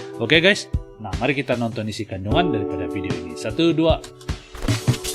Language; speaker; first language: Malay; native; Malay